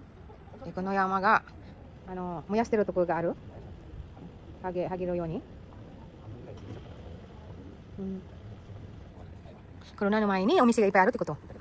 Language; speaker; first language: Japanese; non-native, learner; Filipino